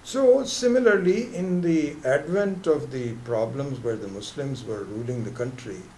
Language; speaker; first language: English; non-native, local second language; Hindi